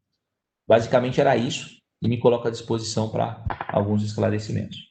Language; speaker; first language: Portuguese; native; Portuguese